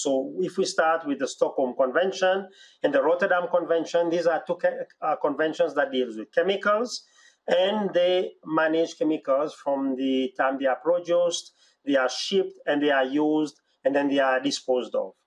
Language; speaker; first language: English; non-native, local second language; Seselwa Creole French